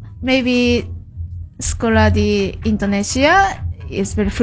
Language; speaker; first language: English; non-native, learner; Japanese